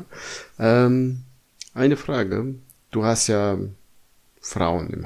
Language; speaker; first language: German; non-native, fluent; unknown